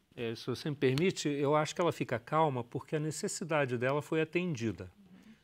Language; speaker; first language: Portuguese; native; Portuguese